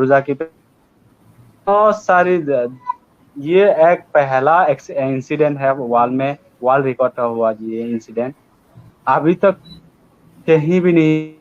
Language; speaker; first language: Hindi; non-native, learner; Rohingya